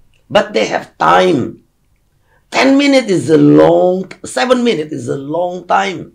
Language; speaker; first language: English; non-native, fluent; Indonesian